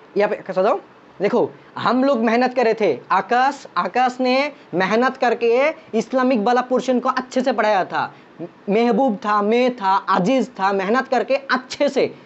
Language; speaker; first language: Hindi; non-native, local second language; Bangla